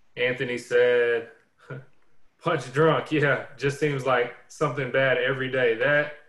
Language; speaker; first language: English; native; English